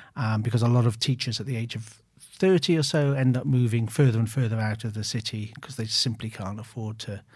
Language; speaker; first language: English; native; English